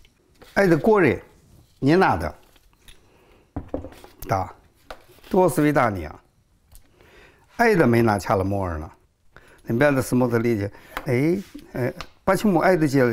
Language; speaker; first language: Russian; non-native, learner; Chinese